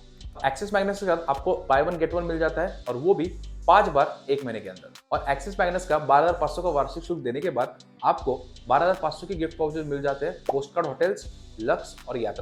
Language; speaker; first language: Hindi; native; Hindi